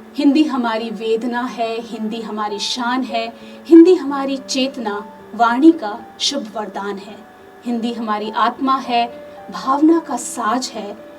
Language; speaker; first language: Hindi; native; Hindi